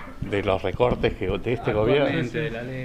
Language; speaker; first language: Spanish; native; Spanish